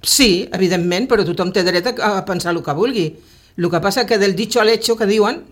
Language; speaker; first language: Catalan; native; Catalan